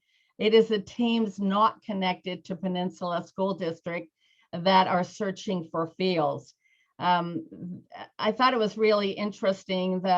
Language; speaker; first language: English; native; English